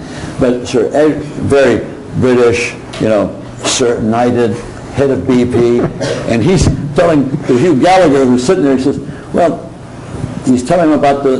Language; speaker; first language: English; native; English